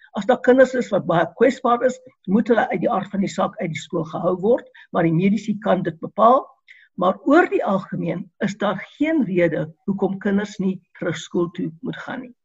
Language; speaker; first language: Afrikaans; non-native, local second language; English